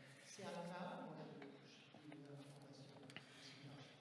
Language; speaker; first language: French; non-native, fluent; Portuguese